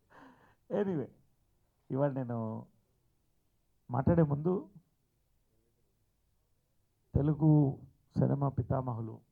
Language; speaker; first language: Telugu; native; Telugu